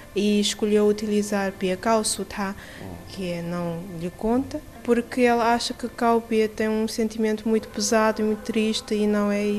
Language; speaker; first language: Portuguese; non-native, fluent; Chinese